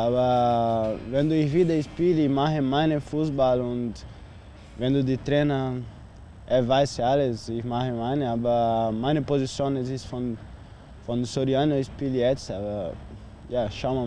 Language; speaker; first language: German; non-native, learner; Portuguese